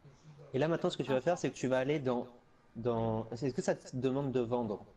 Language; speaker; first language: French; native; French